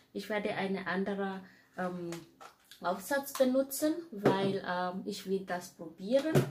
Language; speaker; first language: German; non-native, fluent; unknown